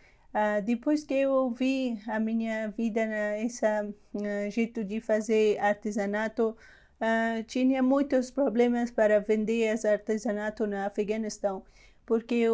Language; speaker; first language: Portuguese; non-native, learner; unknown